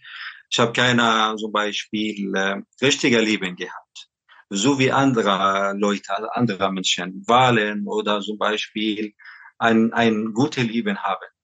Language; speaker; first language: German; non-native, learner; Arabic